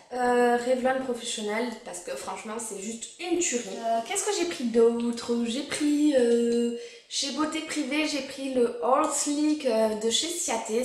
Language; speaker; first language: French; native; French